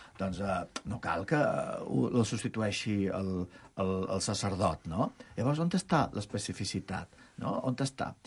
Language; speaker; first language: Catalan; non-native, local second language; Spanish